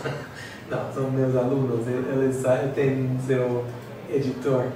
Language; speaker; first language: Portuguese; non-native, learner; English